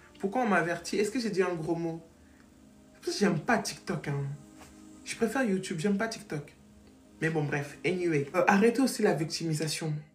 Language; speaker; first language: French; non-native, fluent; Portuguese